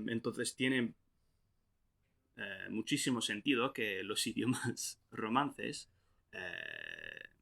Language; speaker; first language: Spanish; non-native, fluent; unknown